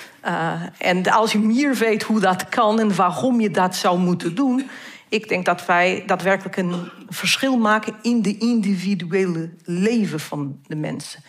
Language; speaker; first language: Dutch; non-native, fluent; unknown